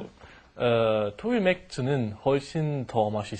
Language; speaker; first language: Korean; non-native, learner; German